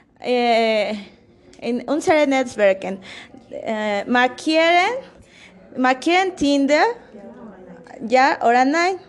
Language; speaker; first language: German; non-native, learner; Spanish